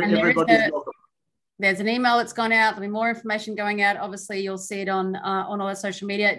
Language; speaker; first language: English; native; English